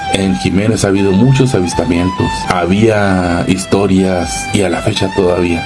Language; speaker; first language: Spanish; native; Spanish